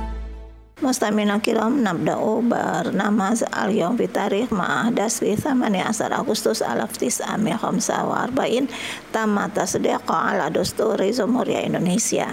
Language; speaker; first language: Arabic; non-native, learner; Indonesian